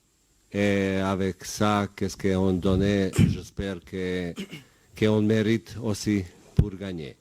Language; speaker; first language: French; non-native, learner; Bosnian